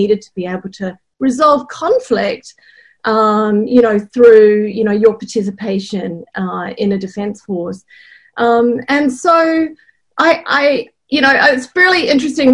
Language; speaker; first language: English; native; English